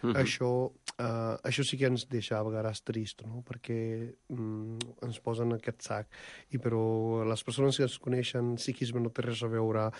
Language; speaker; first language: Catalan; non-native, fluent; Punjabi